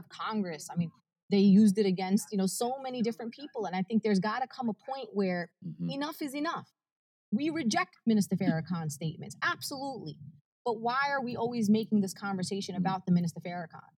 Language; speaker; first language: English; early bilingual, other home language; Arabic